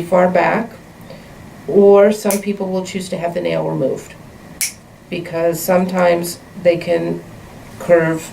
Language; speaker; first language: English; native; English